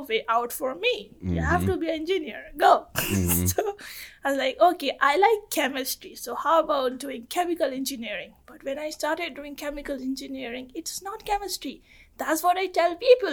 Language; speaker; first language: English; non-native, local second language; Bangla